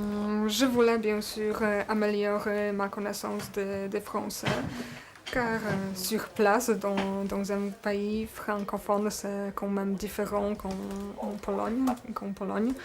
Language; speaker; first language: French; non-native, learner; Polish